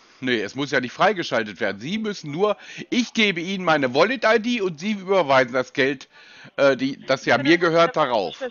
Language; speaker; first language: German; native; German